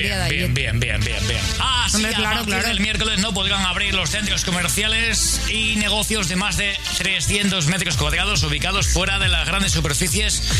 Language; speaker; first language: Spanish; native; Spanish